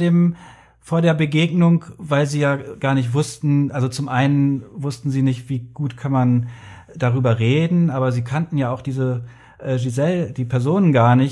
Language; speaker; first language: German; native; German